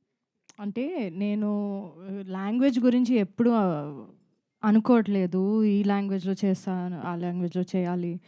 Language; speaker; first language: Telugu; non-native, fluent; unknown